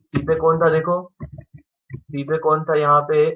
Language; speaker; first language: Hindi; non-native, local second language; Marathi